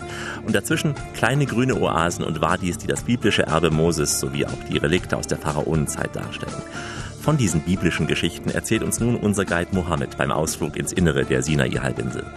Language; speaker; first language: German; native; German